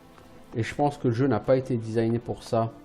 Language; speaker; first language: French; native; French